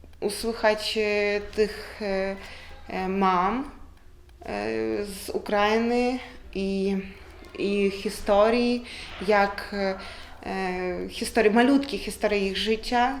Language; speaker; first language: Polish; non-native, learner; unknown